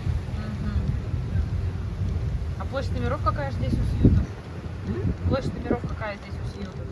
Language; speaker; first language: Russian; native; Russian